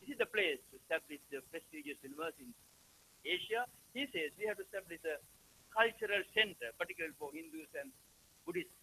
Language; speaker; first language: English; non-native, local second language; Sinhala